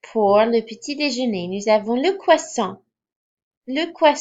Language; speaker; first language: French; non-native, fluent; English